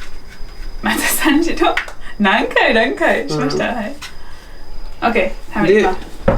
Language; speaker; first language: Japanese; non-native, learner; English